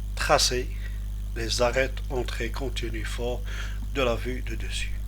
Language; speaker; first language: French; non-native, local second language; Arabic